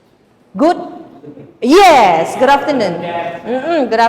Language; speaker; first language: English; non-native, fluent; Indonesian